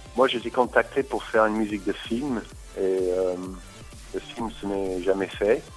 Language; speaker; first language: French; non-native, fluent; English